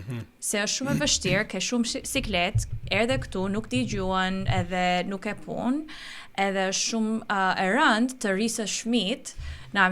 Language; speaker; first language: Albanian; early bilingual, heritage; Albanian